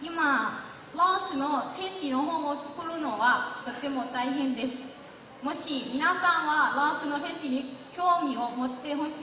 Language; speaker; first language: Japanese; non-native, learner; Lao